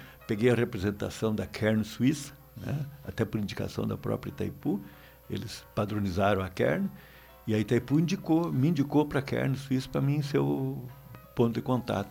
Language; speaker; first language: Portuguese; native; Portuguese